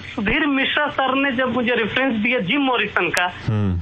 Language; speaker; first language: Hindi; native; Hindi